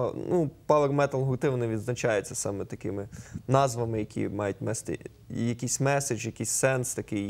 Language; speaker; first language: Ukrainian; native; Ukrainian